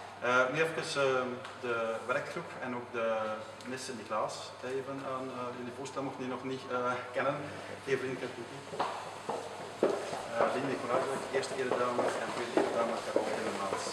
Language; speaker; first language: Dutch; native; Dutch